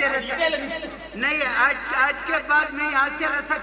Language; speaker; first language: Hindi; non-native, local second language; Kannada